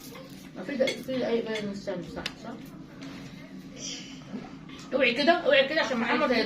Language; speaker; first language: Arabic; native; Arabic